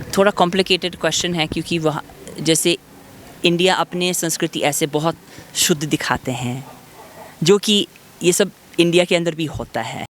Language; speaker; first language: Hindi; non-native, fluent; English